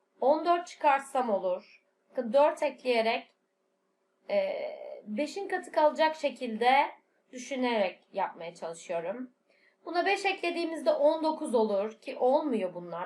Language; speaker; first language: Turkish; native; Turkish